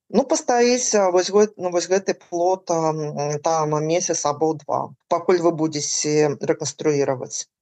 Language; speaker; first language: Belarusian; native; Belarusian